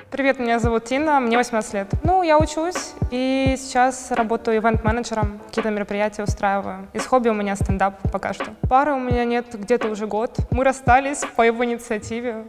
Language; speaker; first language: Russian; native; Russian